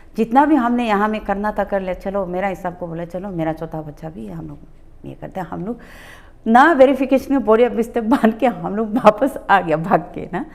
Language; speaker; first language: Hindi; non-native, local second language; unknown